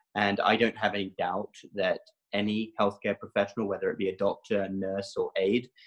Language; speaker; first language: English; native; English